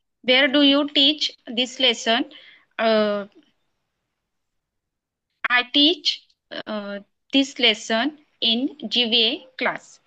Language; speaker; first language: English; non-native, learner; Marathi